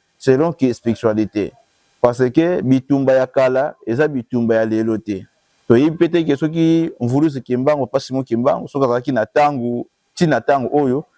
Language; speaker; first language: Lingala; non-native, local second language; Kongo